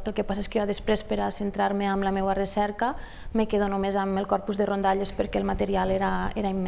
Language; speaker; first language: Catalan; native; Catalan